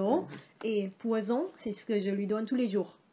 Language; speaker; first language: French; non-native, fluent; Thai